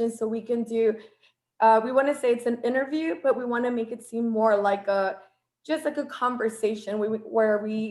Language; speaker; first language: English; non-native, fluent; Spanish